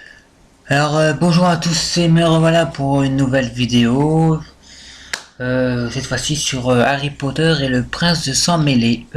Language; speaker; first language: French; native; French